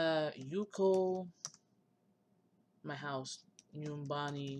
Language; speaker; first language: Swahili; non-native, learner; English